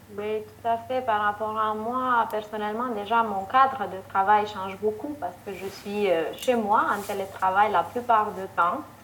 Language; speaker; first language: French; non-native, fluent; Romanian